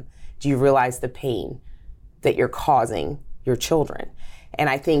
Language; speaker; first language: English; native; English